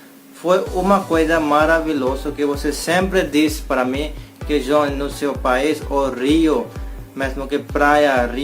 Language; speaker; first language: Portuguese; non-native, learner; Hindi